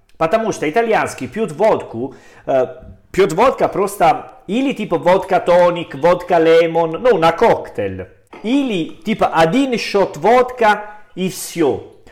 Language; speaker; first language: Russian; non-native, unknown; Italian